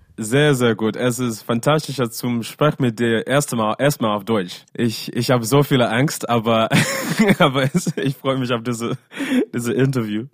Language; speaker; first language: German; non-native, learner; English